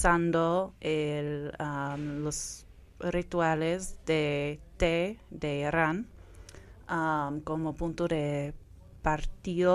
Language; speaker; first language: Spanish; non-native, fluent; English